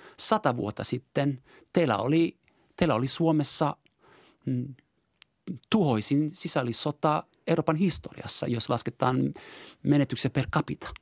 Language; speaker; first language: Finnish; non-native, fluent; French